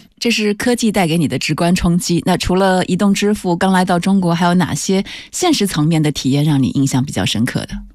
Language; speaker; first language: Chinese; native; Chinese